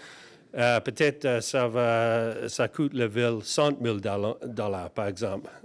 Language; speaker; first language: French; non-native, learner; English